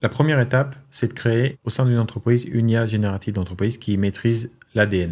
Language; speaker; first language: French; native; French